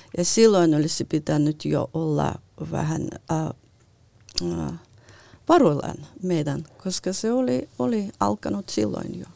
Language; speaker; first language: Finnish; non-native, fluent; Russian